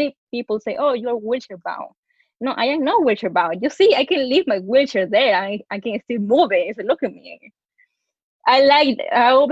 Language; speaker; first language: English; non-native, fluent; Spanish